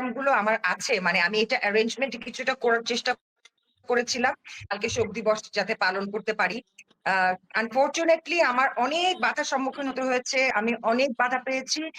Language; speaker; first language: Bangla; early bilingual, heritage; Bangla